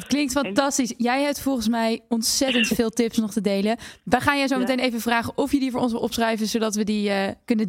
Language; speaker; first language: Dutch; native; Dutch